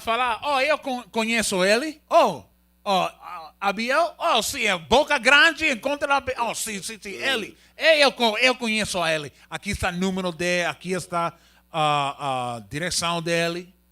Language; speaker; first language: Portuguese; non-native, learner; Spanish